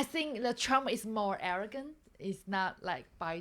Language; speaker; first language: English; non-native, learner; Chinese